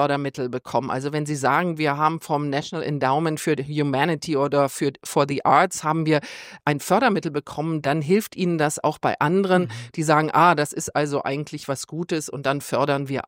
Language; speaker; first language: German; native; German